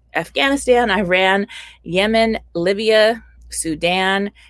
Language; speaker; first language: English; native; English